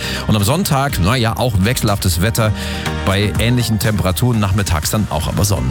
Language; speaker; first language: German; native; German